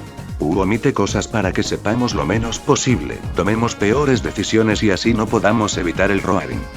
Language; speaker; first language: Spanish; native; Spanish